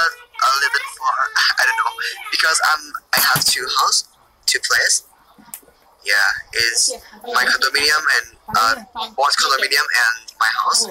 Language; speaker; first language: English; non-native, learner; Thai